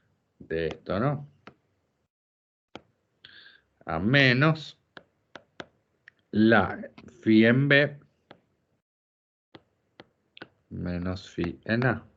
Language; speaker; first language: Spanish; native; Spanish